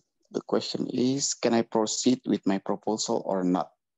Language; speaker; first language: English; non-native, fluent; Indonesian